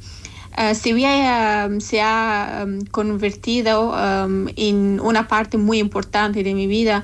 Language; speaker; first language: Spanish; non-native, learner; Persian